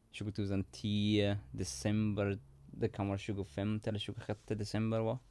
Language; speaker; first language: Swedish; non-native, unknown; Persian